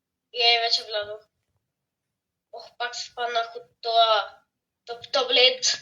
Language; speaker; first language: Bulgarian; native; Bulgarian